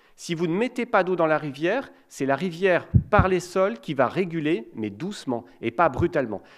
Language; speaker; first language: French; native; French